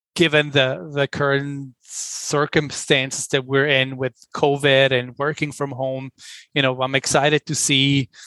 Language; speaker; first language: English; non-native, fluent; Swiss German